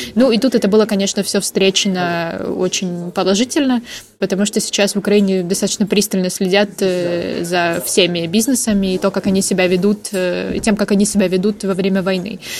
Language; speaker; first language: Russian; native; Russian